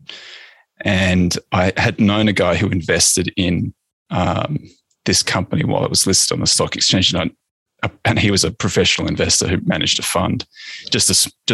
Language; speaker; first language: English; native; English